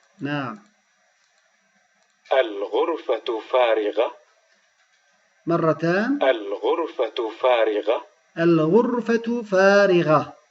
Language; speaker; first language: Arabic; non-native, fluent; Turkish